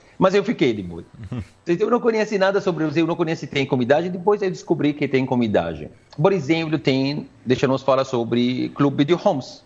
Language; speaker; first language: Portuguese; non-native, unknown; Arabic